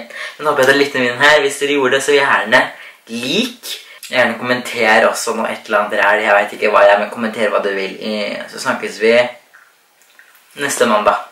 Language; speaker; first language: Norwegian; native; Norwegian